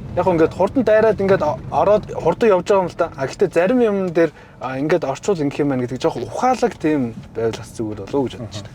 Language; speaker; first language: Mongolian; native; Mongolian